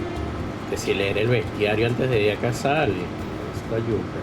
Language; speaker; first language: Spanish; native; Spanish